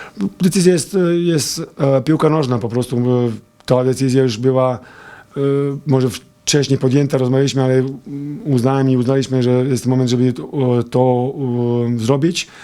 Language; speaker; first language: Polish; non-native, fluent; Serbian